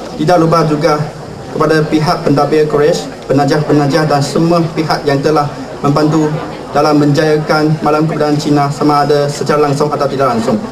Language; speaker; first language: Malay; non-native, local second language; Chinese